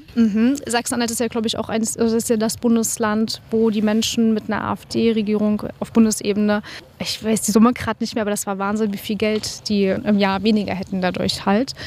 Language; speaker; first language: German; native; German